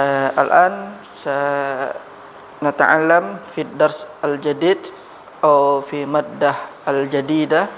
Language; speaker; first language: Arabic; non-native, learner; Malay